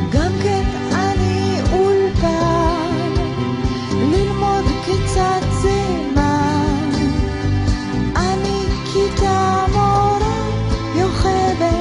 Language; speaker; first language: Hebrew; non-native, learner; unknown